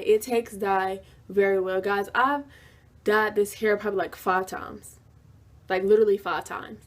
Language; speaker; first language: English; native; English